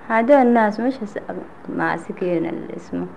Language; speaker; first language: Arabic; non-native, learner; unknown